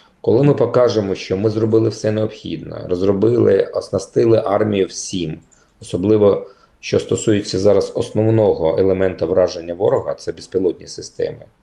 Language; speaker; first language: Ukrainian; native; Ukrainian